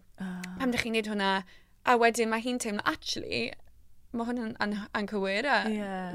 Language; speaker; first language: Welsh; non-native, local second language; English